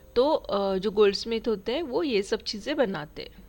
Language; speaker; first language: Hindi; non-native, local second language; Marathi